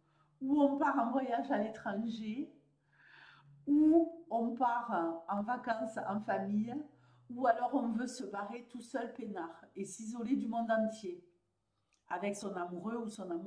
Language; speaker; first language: French; native; French